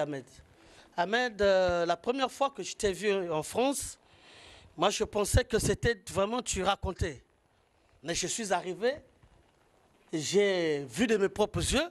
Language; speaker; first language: French; non-native, local second language; Lingala